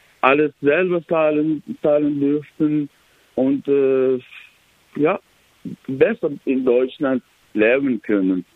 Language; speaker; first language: German; non-native, learner; Persian